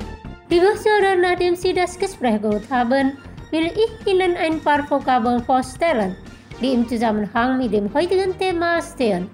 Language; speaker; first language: German; non-native, fluent; Indonesian